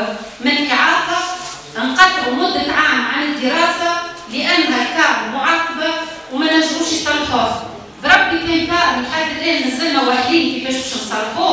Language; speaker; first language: Arabic; native; Arabic